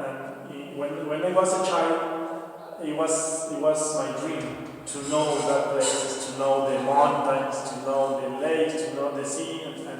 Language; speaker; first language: English; non-native, learner; Spanish